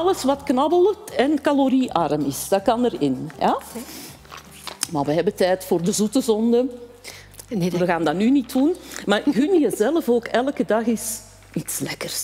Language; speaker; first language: Dutch; native; Dutch